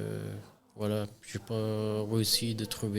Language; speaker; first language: French; non-native, learner; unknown